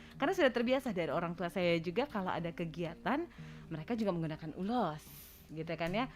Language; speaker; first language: Indonesian; native; Indonesian